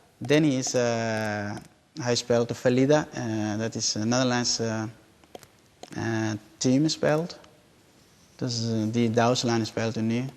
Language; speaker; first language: Dutch; non-native, learner; Somali